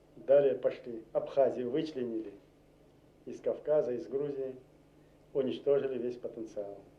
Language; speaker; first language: Russian; non-native, local second language; Chechen